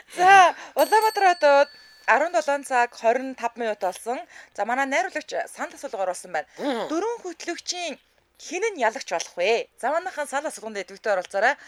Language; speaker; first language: Mongolian; native; Mongolian